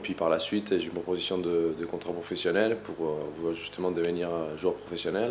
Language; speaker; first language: French; non-native, fluent; Spanish